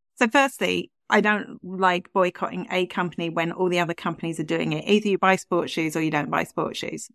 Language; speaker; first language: English; native; English